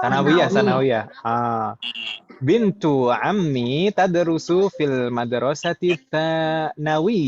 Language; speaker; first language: Arabic; non-native, learner; Indonesian